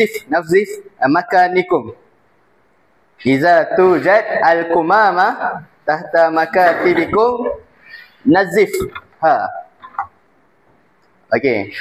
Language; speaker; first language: Arabic; non-native, learner; Malay